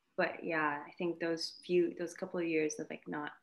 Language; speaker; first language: English; native; English